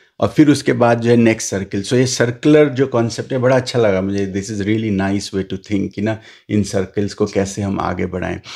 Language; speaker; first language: Hindi; native; Hindi